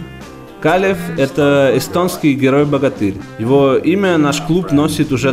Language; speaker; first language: Russian; non-native, local second language; Estonian